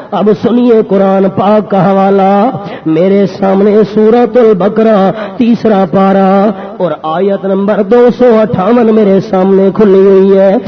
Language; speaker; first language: Urdu; non-native, local second language; Pashto